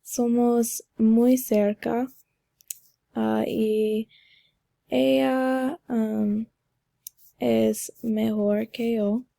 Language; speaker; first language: Spanish; non-native, learner; English